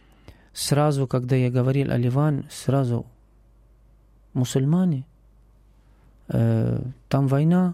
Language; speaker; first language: Russian; non-native, learner; Arabic